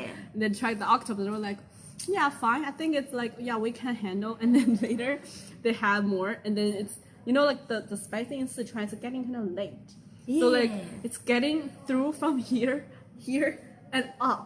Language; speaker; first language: English; non-native, fluent; Chinese